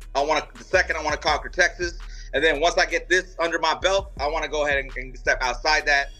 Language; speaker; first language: English; native; English